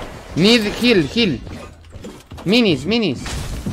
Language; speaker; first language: English; non-native, learner; Spanish